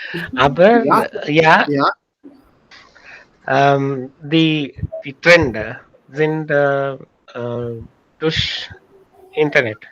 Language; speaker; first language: German; non-native, learner; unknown